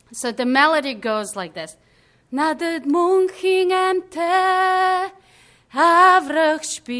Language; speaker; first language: English; non-native, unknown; Mongolian